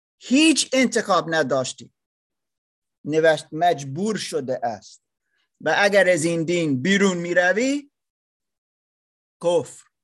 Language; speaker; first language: Persian; non-native, learner; German